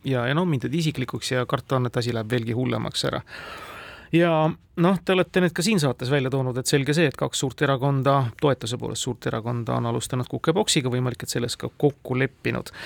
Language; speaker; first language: Estonian; native; Estonian